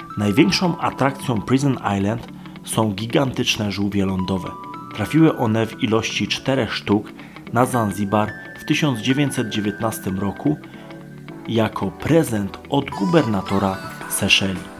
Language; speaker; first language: Polish; native; Polish